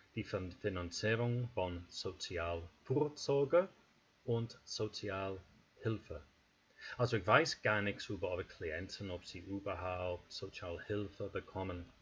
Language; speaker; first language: German; non-native, fluent; English